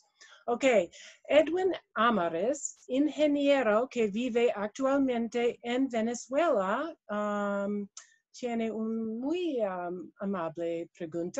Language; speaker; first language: Spanish; non-native, learner; English